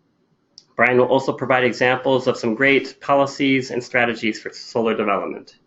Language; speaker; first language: English; native; English